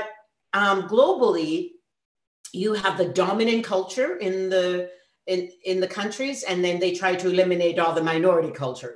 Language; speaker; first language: English; native; English